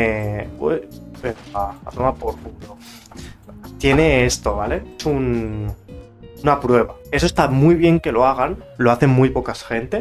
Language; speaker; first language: Spanish; native; Spanish